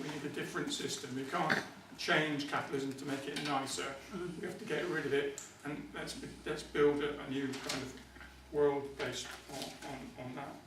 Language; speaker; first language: English; native; English